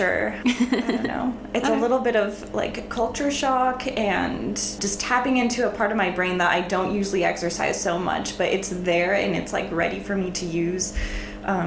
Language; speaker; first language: English; early bilingual, other home language; Spanish